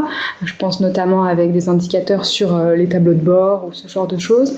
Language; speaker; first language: French; native; French